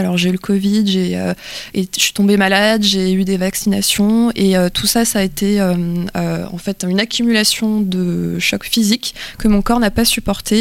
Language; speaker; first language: French; native; French